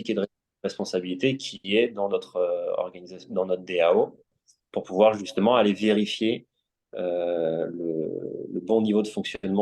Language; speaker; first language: French; native; French